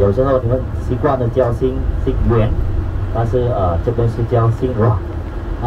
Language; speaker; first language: Chinese; non-native, fluent; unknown